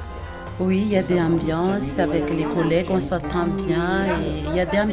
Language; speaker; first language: French; non-native, learner; Malagasy